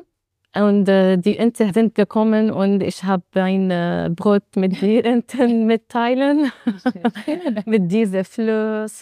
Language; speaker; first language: German; non-native, learner; Arabic